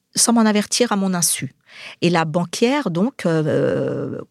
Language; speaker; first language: French; native; French